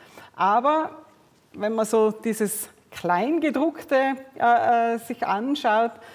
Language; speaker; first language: German; native; German